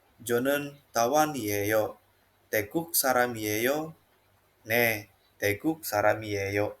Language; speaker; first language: Korean; non-native, fluent; Indonesian